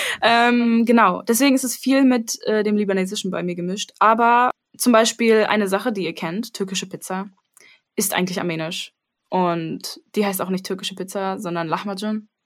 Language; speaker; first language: German; early bilingual, other home language; Armenian